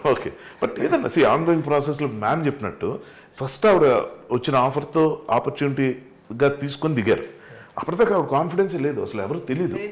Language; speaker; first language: Telugu; native; Telugu